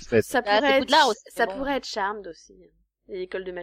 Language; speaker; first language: French; native; French